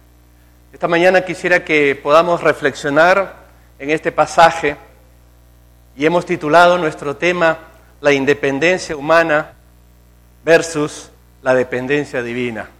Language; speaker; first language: Spanish; native; Spanish